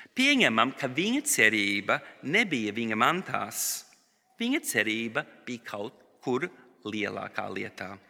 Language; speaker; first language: Latvian; early bilingual, heritage; Latvian